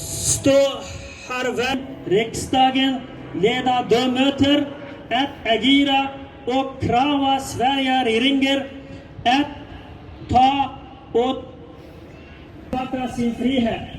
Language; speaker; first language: Swedish; non-native, learner; Uyghur